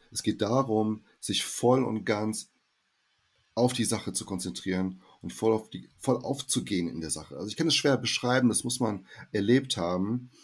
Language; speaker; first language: German; early bilingual, heritage; German